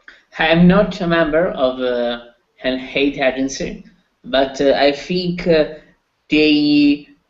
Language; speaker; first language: English; non-native, learner; Italian